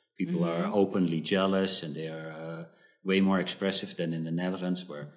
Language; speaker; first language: English; early bilingual, other home language; Dutch